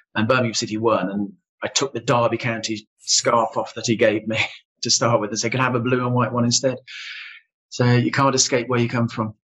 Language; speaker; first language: English; native; English